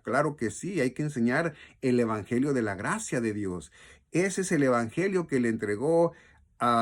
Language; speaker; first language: Spanish; native; Spanish